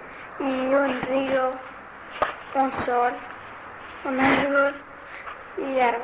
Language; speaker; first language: Spanish; non-native, learner; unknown